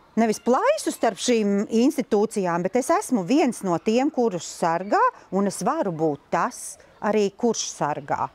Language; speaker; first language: Latvian; native; Latvian